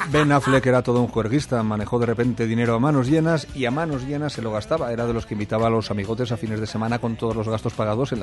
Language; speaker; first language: Spanish; native; Spanish